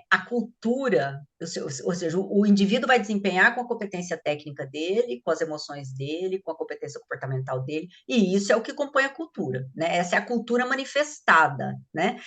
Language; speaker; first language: Portuguese; native; Portuguese